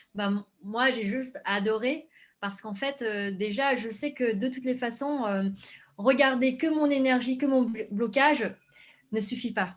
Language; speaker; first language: French; non-native, fluent; Vietnamese